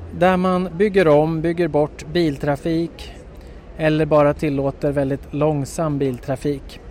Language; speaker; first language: Swedish; native; Swedish